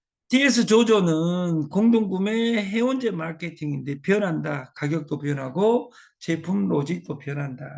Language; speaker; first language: Korean; native; Korean